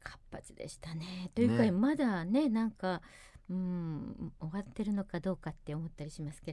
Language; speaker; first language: Japanese; native; Japanese